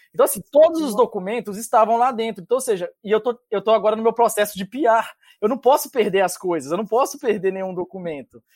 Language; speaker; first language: Portuguese; native; Portuguese